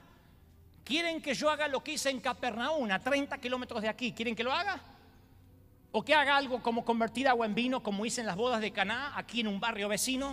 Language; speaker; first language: Spanish; native; Spanish